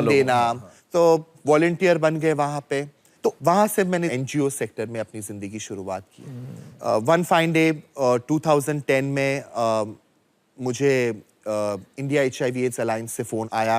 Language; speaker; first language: Hindi; native; Hindi